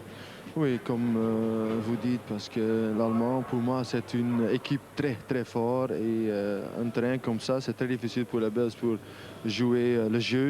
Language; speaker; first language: French; non-native, local second language; Dutch